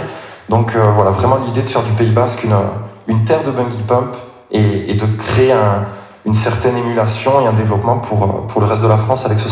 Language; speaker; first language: French; native; French